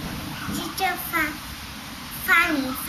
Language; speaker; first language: Hebrew; early bilingual, heritage; Hebrew